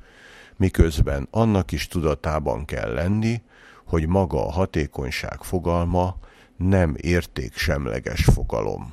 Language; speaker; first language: Hungarian; native; Hungarian